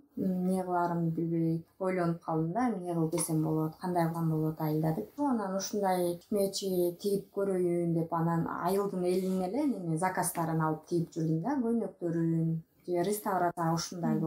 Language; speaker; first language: Kyrgyz; native; Kyrgyz